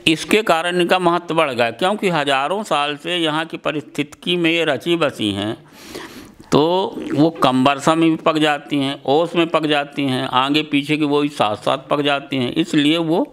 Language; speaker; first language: Hindi; native; Hindi